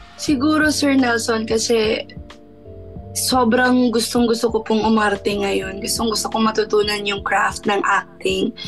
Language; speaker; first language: Filipino; non-native, local second language; Cebuano